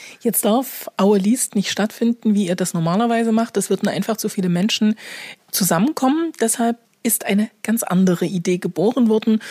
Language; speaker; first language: German; native; German